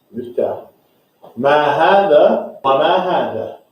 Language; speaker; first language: Arabic; non-native, fluent; English